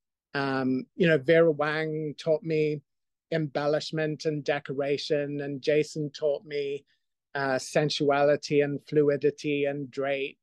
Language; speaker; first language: English; native; English